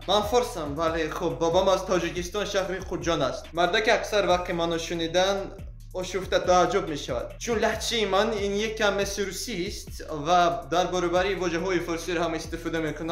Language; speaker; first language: Persian; non-native, learner; Russian